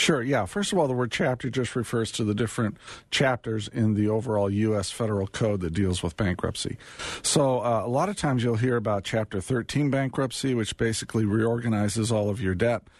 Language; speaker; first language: English; native; English